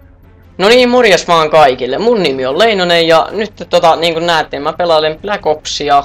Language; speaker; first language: Finnish; native; Finnish